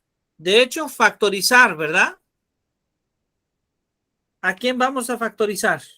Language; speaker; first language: Spanish; native; Spanish